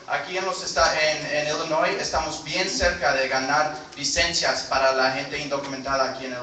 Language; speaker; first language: Spanish; early bilingual, heritage; English